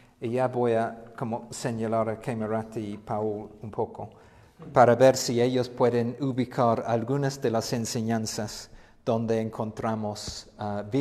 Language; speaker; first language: Spanish; non-native, fluent; English